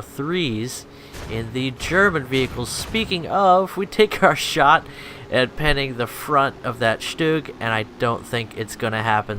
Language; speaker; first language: English; native; English